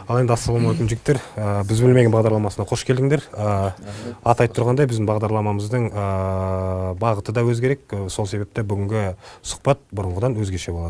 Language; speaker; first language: Kazakh; native; Kazakh